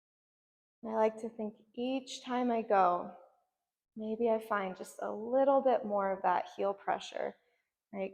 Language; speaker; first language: English; native; English